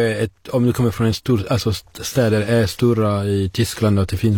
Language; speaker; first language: Swedish; non-native, fluent; Italian